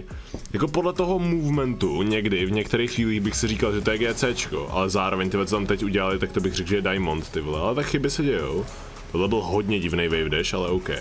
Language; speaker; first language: Czech; native; Czech